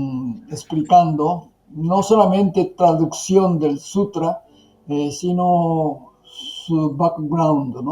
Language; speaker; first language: Spanish; non-native, fluent; Japanese